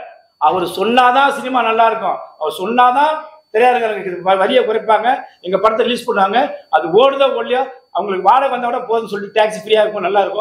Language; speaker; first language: Tamil; native; Tamil